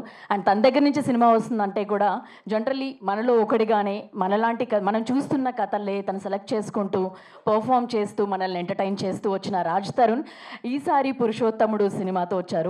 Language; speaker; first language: Telugu; native; Telugu